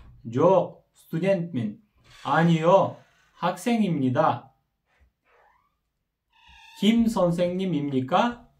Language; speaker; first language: Korean; non-native, learner; Kyrgyz